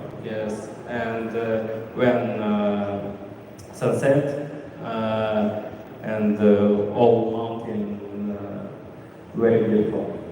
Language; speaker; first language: English; non-native, learner; Russian